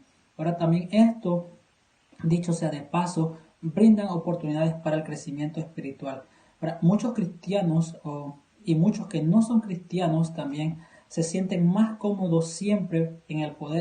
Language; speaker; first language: Spanish; native; Spanish